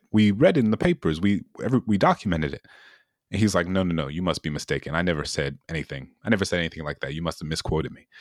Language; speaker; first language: English; native; English